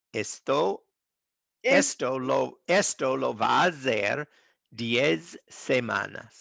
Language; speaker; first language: Spanish; non-native, learner; English